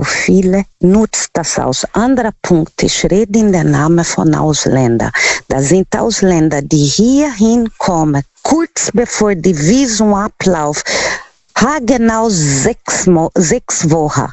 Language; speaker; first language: German; non-native, learner; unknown